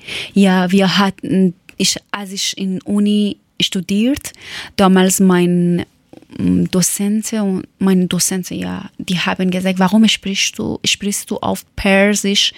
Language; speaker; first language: German; non-native, learner; Persian